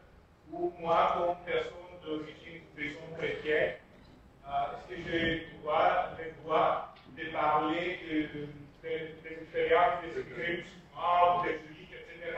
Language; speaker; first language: French; non-native, learner; Greek